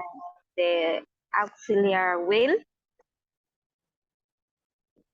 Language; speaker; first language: English; non-native, learner; Spanish